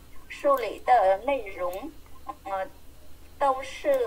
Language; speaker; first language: Chinese; non-native, learner; Vietnamese